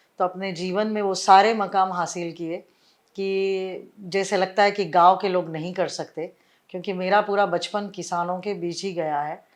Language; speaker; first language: Hindi; non-native, local second language; Marwari